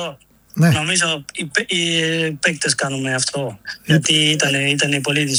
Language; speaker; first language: Greek; non-native, learner; Spanish